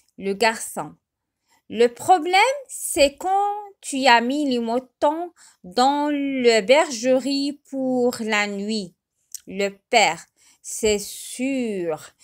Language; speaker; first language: French; non-native, local second language; Arabic